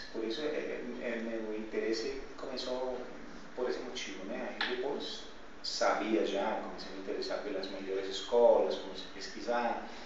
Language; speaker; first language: Portuguese; non-native, fluent; Spanish